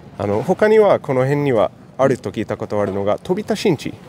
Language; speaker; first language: Japanese; non-native, fluent; English